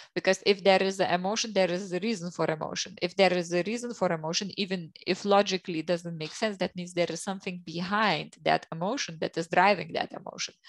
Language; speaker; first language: English; non-native, fluent; Lithuanian